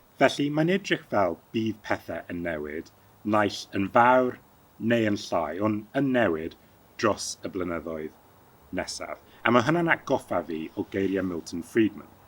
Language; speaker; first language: Welsh; early bilingual, heritage; Welsh